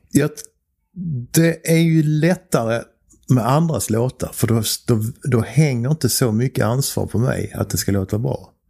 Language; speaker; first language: Swedish; native; Swedish